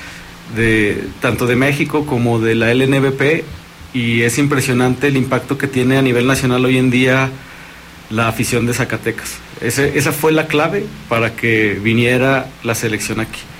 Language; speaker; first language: Spanish; native; Spanish